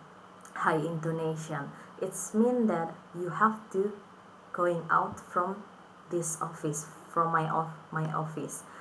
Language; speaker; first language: English; non-native, fluent; Indonesian